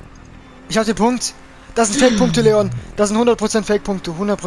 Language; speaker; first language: German; native; German